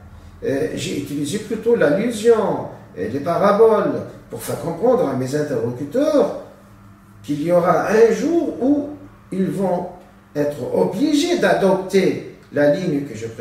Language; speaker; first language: French; non-native, local second language; Arabic